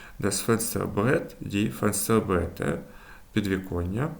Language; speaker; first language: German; non-native, fluent; Ukrainian